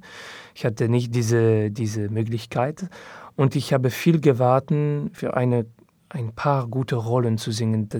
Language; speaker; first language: German; non-native, learner; French